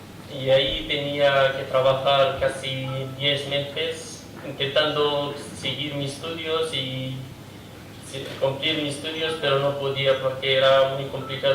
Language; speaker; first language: Spanish; non-native, fluent; Kurdish